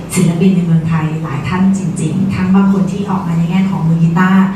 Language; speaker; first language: Thai; native; Thai